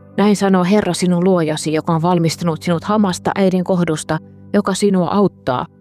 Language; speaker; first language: Finnish; native; Finnish